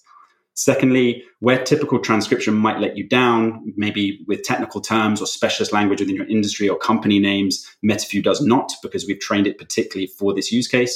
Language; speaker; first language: English; native; English